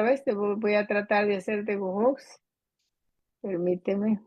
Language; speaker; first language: Spanish; native; Spanish